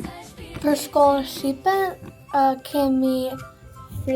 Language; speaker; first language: Albanian; early bilingual, heritage; Albanian